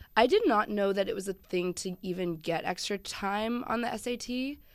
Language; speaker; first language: English; native; English